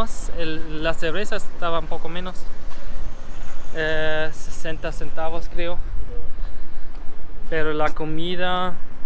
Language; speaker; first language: Spanish; non-native, learner; German